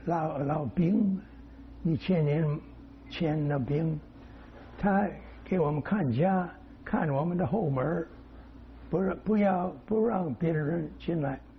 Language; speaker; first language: Chinese; non-native, fluent; English